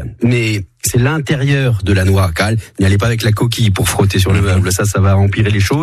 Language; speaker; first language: French; native; French